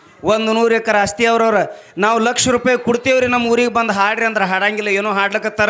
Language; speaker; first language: Kannada; native; Kannada